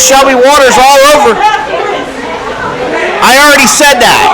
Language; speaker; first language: English; native; English